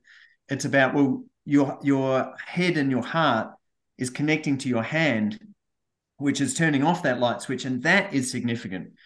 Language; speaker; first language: English; native; English